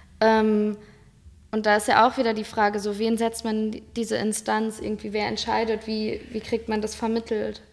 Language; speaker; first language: German; native; German